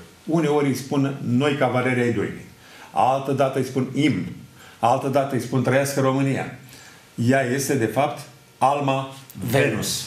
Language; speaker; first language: Romanian; native; Romanian